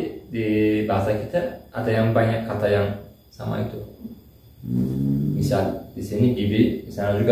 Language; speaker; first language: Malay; non-native, learner; Turkish